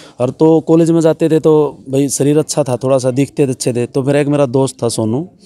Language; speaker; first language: Hindi; native; Hindi